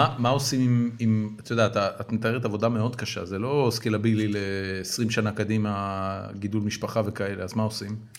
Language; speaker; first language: Hebrew; native; Hebrew